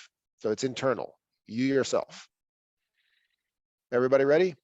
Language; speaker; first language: English; native; English